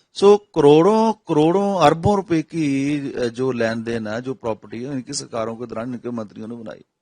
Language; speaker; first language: Hindi; non-native, local second language; Punjabi